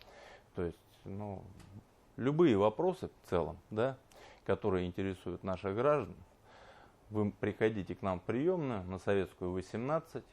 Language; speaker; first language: Russian; native; Russian